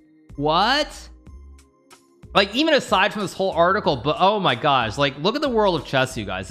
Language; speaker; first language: English; native; English